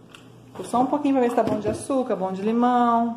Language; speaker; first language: Portuguese; native; Portuguese